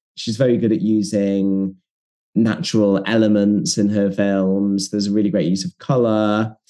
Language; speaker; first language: English; native; English